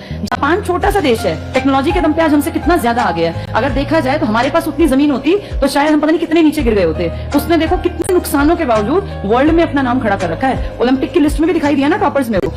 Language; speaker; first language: Hindi; native; Hindi